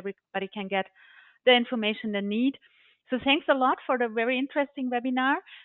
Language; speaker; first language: English; non-native, fluent; German